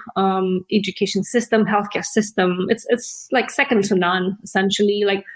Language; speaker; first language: English; early bilingual, other home language; Indonesian